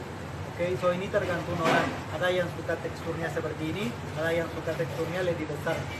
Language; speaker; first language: Indonesian; non-native, learner; Spanish